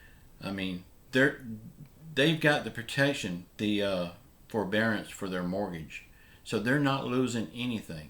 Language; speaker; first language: English; native; English